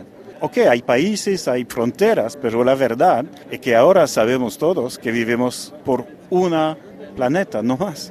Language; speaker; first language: Spanish; non-native, fluent; French